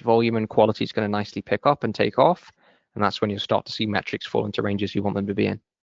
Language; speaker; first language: English; native; English